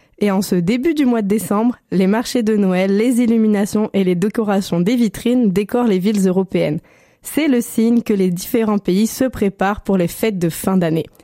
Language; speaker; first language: French; native; French